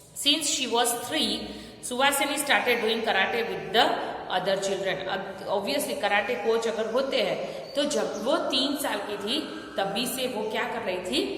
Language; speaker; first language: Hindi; non-native, local second language; Gujarati